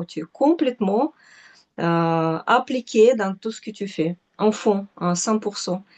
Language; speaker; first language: French; non-native, fluent; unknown